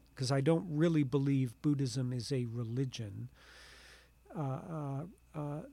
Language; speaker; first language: English; native; English